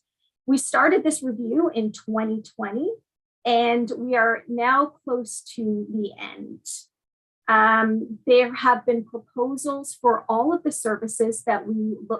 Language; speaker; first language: English; native; English